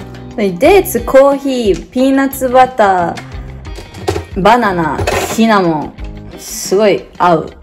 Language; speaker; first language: Japanese; early bilingual, heritage; Japanese